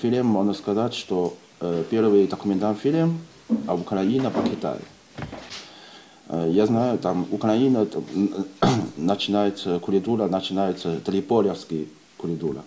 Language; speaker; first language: Russian; non-native, learner; Chinese